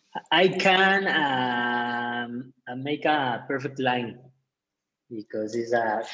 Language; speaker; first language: English; non-native, learner; Spanish